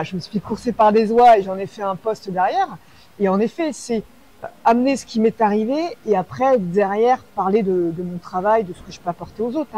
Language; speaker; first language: French; native; French